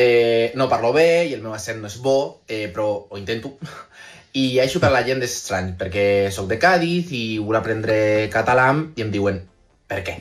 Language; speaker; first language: Catalan; non-native, learner; Spanish